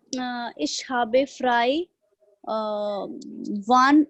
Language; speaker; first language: German; non-native, learner; Hindi